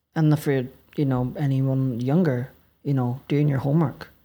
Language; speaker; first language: English; native; English